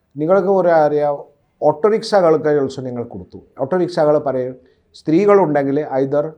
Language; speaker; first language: Malayalam; non-native, local second language; Odia